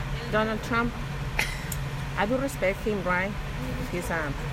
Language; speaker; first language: English; non-native, learner; Spanish